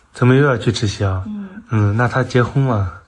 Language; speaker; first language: Chinese; native; Chinese